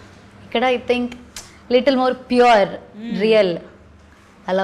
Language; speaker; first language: Telugu; non-native, learner; Malayalam